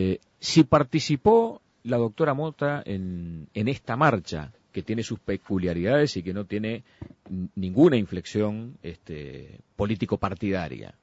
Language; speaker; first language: Spanish; native; Spanish